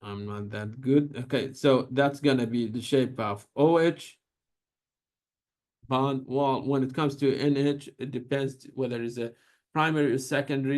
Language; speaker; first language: English; non-native, fluent; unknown